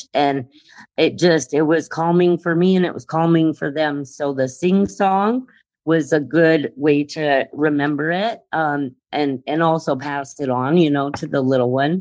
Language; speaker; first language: English; native; English